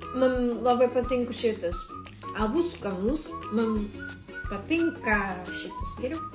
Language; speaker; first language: Lithuanian; non-native, learner; Japanese